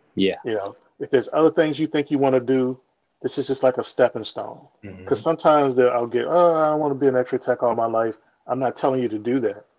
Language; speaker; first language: English; native; English